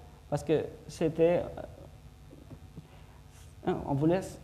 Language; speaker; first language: French; non-native, fluent; Spanish